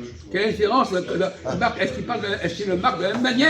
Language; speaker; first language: French; native; French